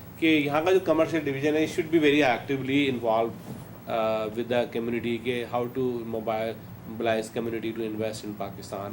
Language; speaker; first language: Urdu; native; Urdu